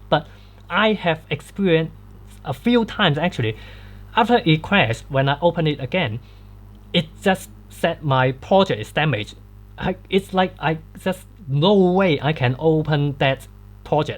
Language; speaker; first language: English; non-native, fluent; Cantonese